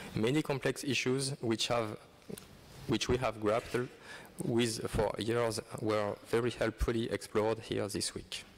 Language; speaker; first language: English; non-native, fluent; French